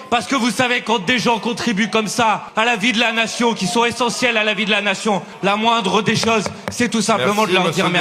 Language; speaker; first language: French; native; French